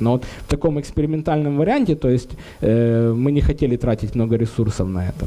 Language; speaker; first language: Russian; native; Russian